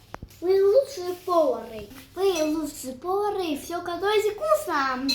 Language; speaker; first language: Russian; early bilingual, heritage; Azerbaijani